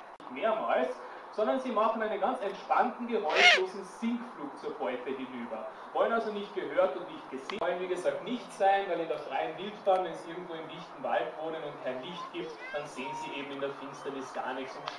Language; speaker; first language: German; native; German